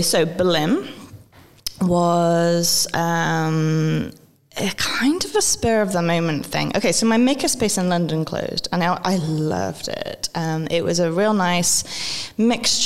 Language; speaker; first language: English; native; English